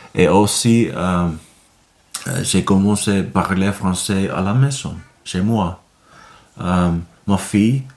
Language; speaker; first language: French; non-native, learner; Finnish